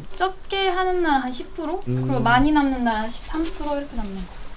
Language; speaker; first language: Korean; native; Korean